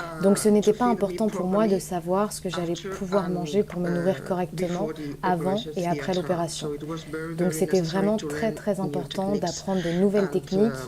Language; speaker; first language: French; non-native, fluent; Spanish